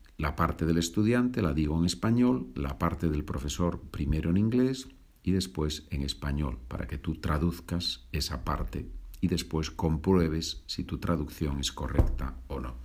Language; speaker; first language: Spanish; native; Spanish